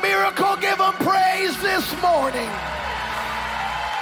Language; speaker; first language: English; native; English